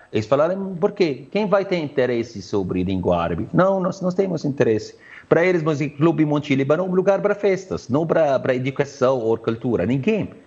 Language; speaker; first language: Portuguese; non-native, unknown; Arabic